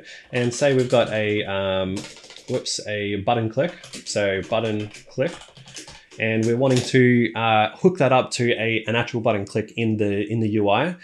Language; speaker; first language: English; native; English